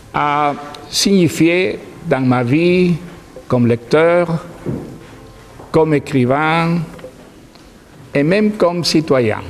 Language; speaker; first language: French; non-native, fluent; Spanish